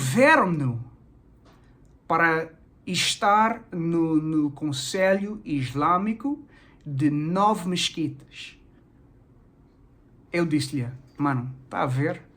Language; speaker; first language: Portuguese; non-native, fluent; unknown